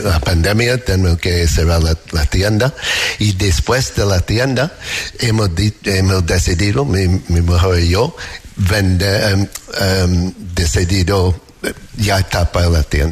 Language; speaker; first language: Spanish; non-native, learner; English